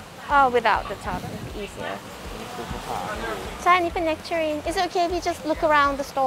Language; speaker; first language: English; non-native, fluent; Thai